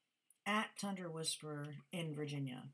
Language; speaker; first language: English; native; English